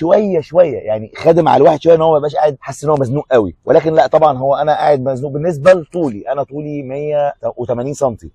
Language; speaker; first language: Arabic; native; Arabic